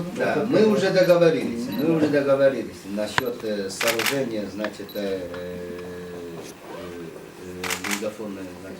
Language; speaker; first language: Russian; non-native, fluent; Chinese